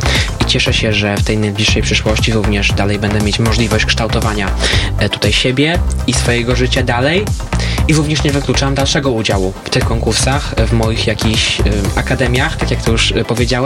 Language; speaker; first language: Polish; native; Polish